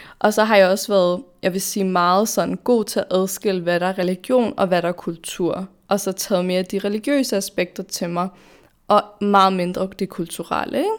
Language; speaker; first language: Danish; early bilingual, other home language; Arabic